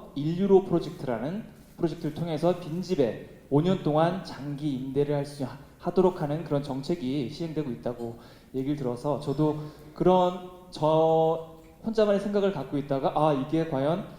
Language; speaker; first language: Korean; native; Korean